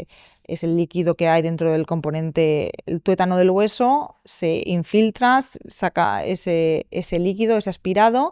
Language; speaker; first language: Spanish; native; Spanish